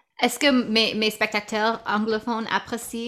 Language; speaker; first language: French; non-native, learner; English